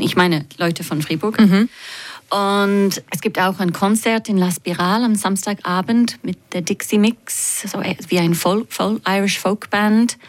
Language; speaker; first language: German; non-native, fluent; English